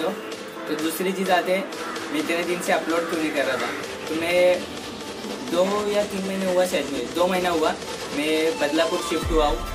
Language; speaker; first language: Hindi; non-native, local second language; Marathi